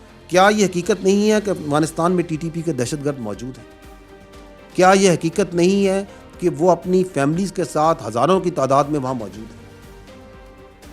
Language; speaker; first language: Urdu; native; Urdu